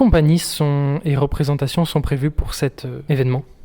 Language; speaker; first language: French; native; French